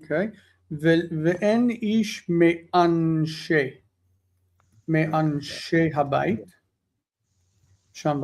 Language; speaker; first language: Hebrew; non-native, learner; English